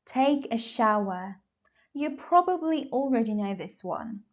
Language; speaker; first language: English; non-native, fluent; Persian